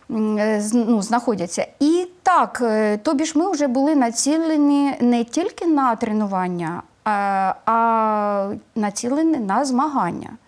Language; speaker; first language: Ukrainian; native; Ukrainian